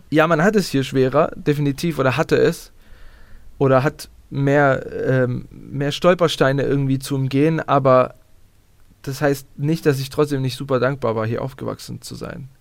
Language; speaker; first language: German; early bilingual, other home language; Bosnian